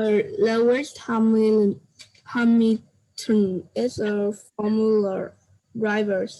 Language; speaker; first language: English; non-native, learner; Vietnamese